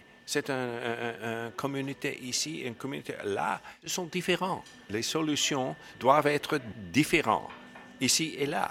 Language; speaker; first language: French; non-native, learner; English